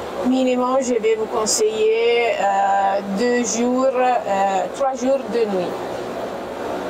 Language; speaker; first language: French; non-native, fluent; Italian